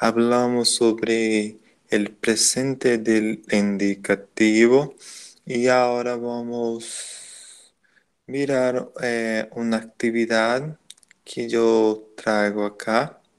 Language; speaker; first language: Spanish; non-native, learner; Portuguese